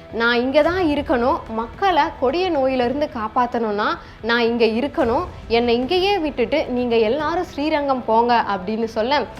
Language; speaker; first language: Tamil; native; Tamil